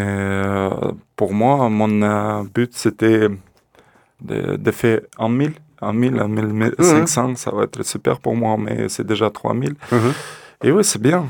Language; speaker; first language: French; non-native, learner; Russian